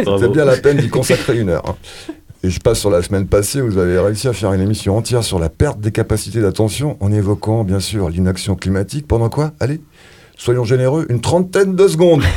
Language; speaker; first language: French; native; French